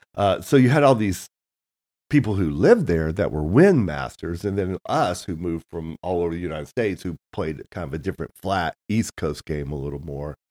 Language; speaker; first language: English; native; English